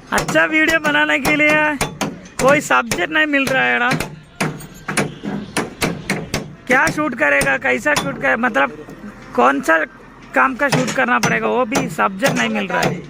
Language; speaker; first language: Hindi; non-native, local second language; Malayalam